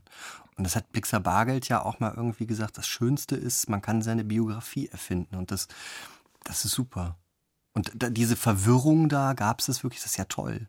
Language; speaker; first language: German; native; German